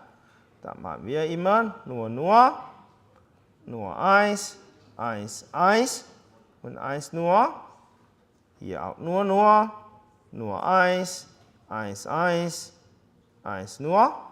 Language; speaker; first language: German; non-native, learner; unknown